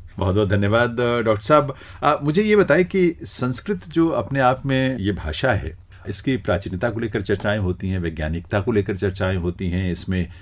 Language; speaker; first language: Hindi; native; Hindi